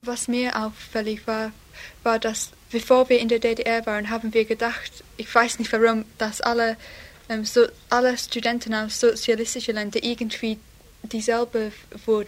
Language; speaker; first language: German; non-native, learner; English